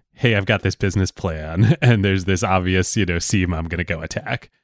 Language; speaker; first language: English; native; English